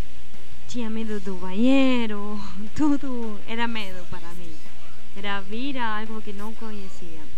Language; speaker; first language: Portuguese; non-native, learner; Spanish